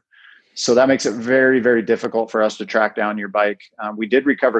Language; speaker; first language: English; native; English